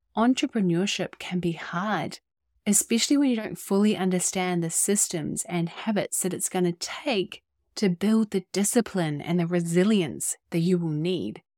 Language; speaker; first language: English; native; English